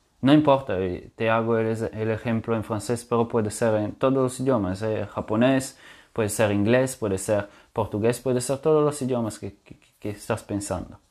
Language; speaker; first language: Spanish; non-native, fluent; French